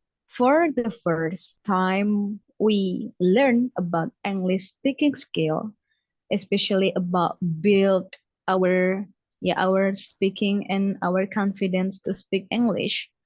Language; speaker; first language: English; non-native, fluent; Javanese